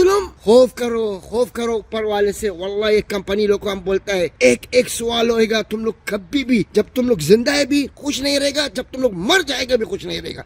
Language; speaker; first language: Hindi; non-native, learner; Arabic